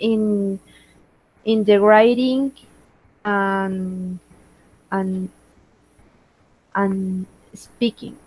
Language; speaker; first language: English; non-native, learner; Spanish